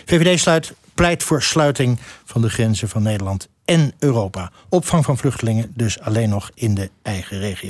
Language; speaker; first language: Dutch; native; Dutch